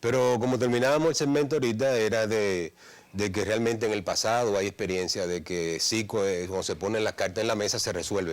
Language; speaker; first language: Spanish; native; Spanish